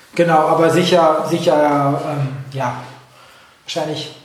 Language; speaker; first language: German; native; German